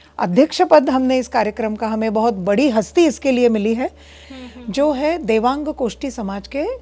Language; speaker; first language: Hindi; non-native, local second language; Marathi